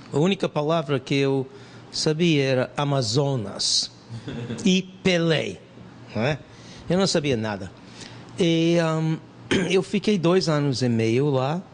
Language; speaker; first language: Portuguese; non-native, fluent; English